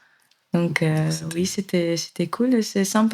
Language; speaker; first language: French; non-native, fluent; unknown